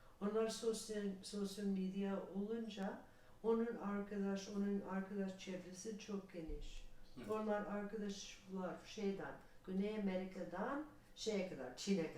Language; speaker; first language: Turkish; non-native, learner; English